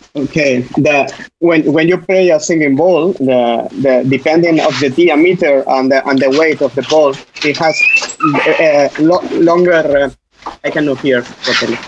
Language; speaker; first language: English; non-native, fluent; Spanish